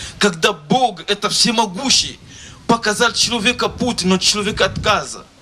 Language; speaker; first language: Russian; non-native, learner; Lingala